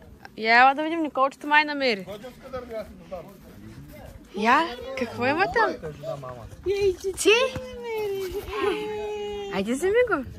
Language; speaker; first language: Bulgarian; native; Bulgarian